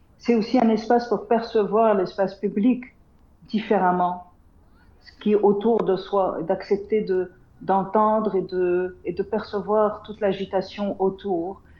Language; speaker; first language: French; non-native, local second language; Arabic